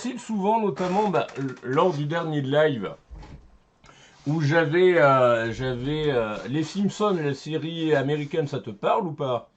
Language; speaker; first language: French; native; French